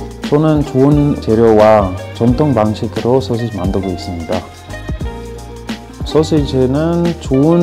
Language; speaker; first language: Korean; non-native, fluent; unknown